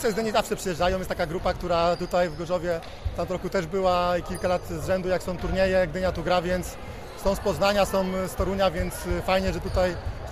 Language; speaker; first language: Polish; native; Polish